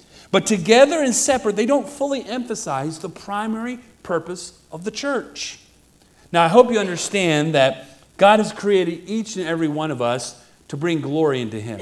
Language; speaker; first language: English; native; English